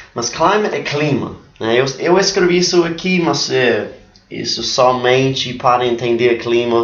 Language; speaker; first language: Portuguese; non-native, fluent; English